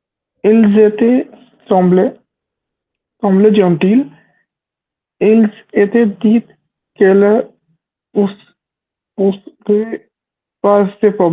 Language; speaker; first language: French; non-native, learner; Hindi